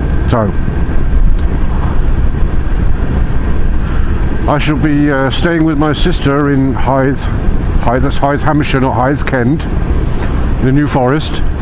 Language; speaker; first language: English; native; English